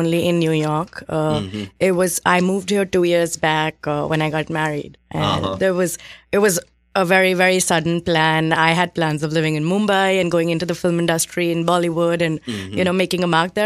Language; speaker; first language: English; non-native, local second language; Hindi